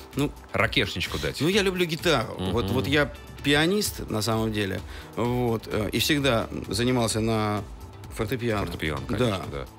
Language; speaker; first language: Russian; native; Russian